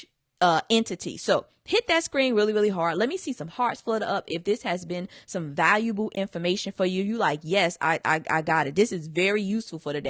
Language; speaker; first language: English; native; English